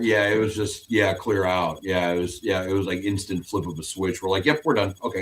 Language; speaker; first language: English; native; English